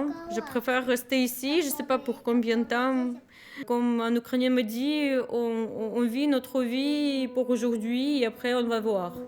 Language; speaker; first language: French; non-native, learner; Ukrainian